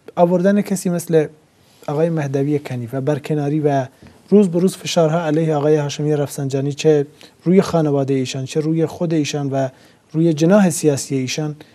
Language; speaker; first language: Persian; non-native, local second language; Central Kurdish